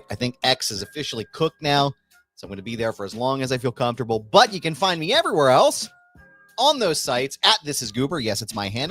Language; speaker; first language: English; native; English